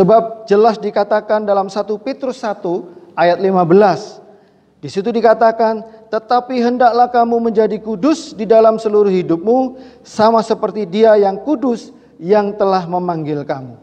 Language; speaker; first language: Indonesian; native; Indonesian